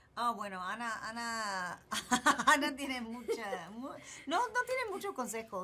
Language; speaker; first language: Spanish; early bilingual, heritage; English